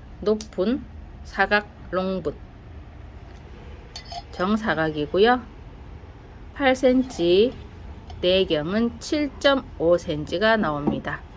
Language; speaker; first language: Korean; native; Korean